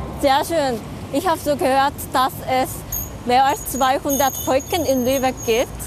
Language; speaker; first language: German; non-native, learner; Korean